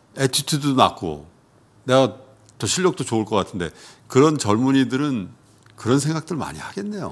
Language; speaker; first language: Korean; native; Korean